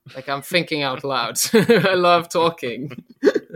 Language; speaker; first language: English; non-native, fluent; Polish